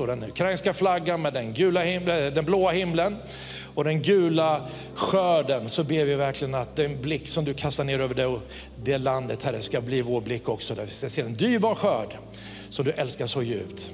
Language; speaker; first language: Swedish; native; Swedish